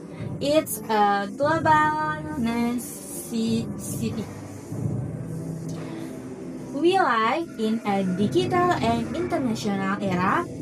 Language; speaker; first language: English; non-native, learner; Indonesian